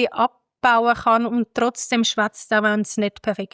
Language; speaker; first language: German; native; German